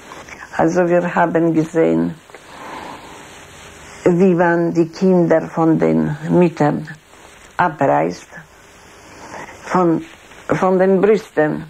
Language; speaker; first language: German; non-native, fluent; Polish